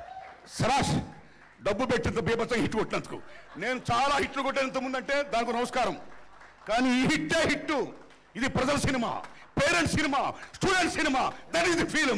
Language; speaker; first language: Telugu; native; Telugu